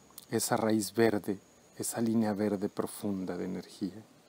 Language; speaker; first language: Spanish; native; Spanish